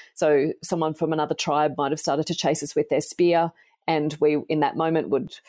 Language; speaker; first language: English; native; English